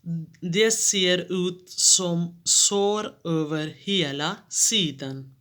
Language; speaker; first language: Swedish; non-native, fluent; Urdu